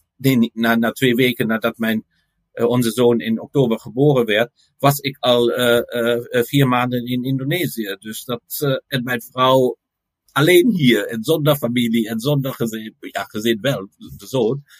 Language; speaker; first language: Dutch; non-native, fluent; German